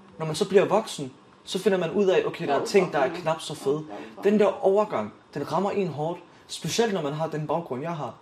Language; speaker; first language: Danish; early bilingual, other home language; Arabic